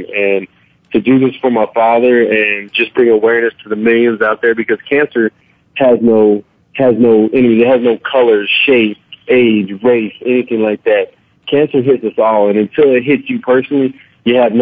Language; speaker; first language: English; native; English